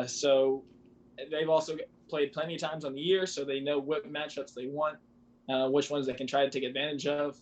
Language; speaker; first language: English; native; English